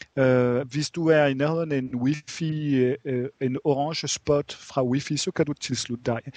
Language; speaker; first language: Danish; non-native, fluent; French